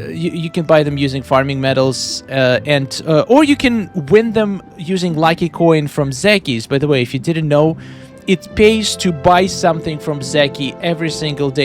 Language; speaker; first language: English; non-native, fluent; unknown